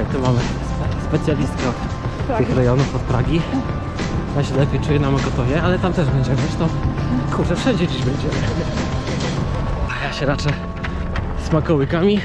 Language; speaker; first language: Polish; native; Polish